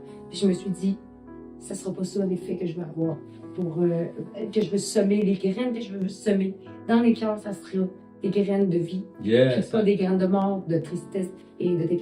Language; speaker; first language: French; native; French